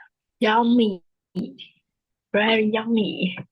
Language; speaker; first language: English; non-native, learner; Vietnamese